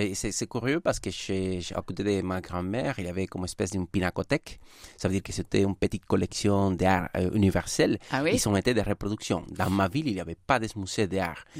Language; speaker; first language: French; non-native, fluent; Spanish